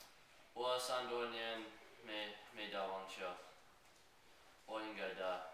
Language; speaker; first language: Chinese; non-native, learner; English